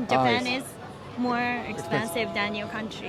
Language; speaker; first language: English; non-native, learner; Japanese